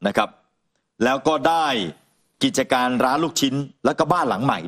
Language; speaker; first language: Thai; native; Thai